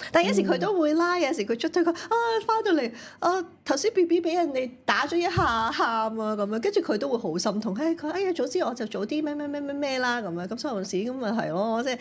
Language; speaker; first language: Cantonese; early bilingual, heritage; Cantonese